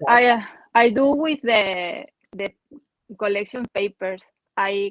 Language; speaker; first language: English; non-native, learner; Spanish